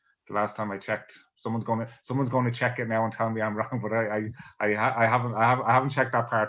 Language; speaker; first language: English; native; English